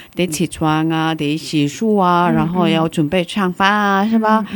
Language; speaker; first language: Chinese; native; Chinese